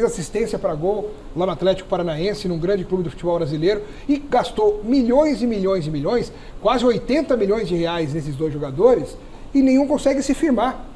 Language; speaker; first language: Portuguese; native; Portuguese